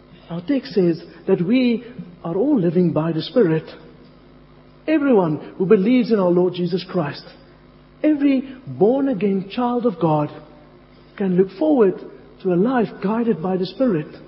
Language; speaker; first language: English; non-native, local second language; Afrikaans